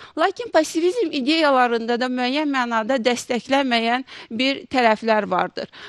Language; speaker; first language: Azerbaijani; native; Azerbaijani